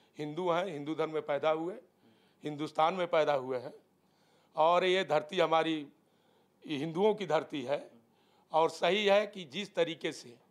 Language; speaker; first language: Hindi; native; Hindi